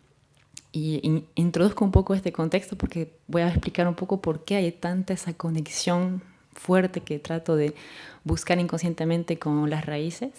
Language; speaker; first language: Spanish; native; Spanish